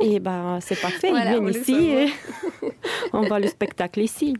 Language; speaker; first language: French; non-native, fluent; Bulgarian